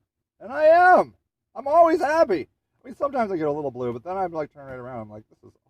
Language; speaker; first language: English; native; English